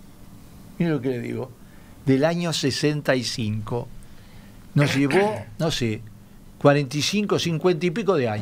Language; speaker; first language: Spanish; native; Spanish